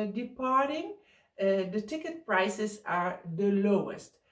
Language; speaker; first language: English; non-native, fluent; Dutch